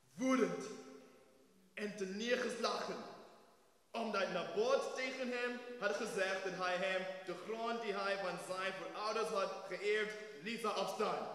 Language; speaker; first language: Dutch; non-native, fluent; English